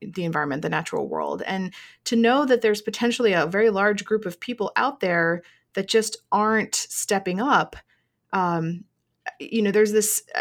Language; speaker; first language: English; native; English